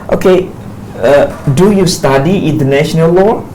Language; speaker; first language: English; non-native, fluent; Pattani Malay